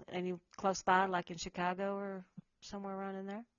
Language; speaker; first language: English; native; English